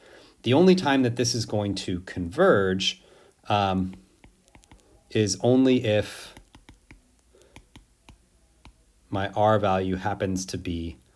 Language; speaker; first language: English; native; English